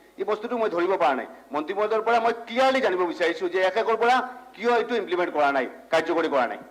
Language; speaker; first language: Assamese; native; Assamese